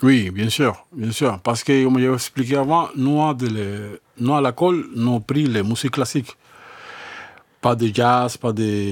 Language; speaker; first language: French; non-native, learner; Spanish